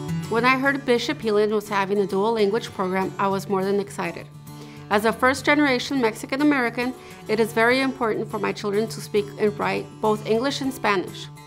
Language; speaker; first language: English; early bilingual, other home language; Spanish